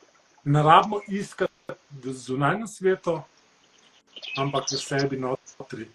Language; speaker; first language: Slovenian; early bilingual, heritage; Slovenian